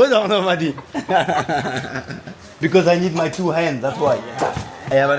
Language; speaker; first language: English; non-native, learner; French